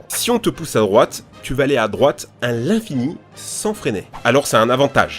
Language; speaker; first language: French; native; French